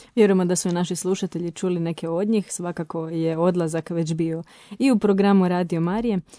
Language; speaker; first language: Croatian; native; Croatian